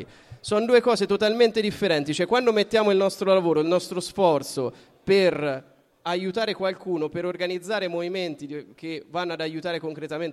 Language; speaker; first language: Italian; native; Italian